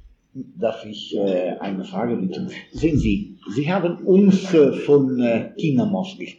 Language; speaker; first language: German; non-native, fluent; Italian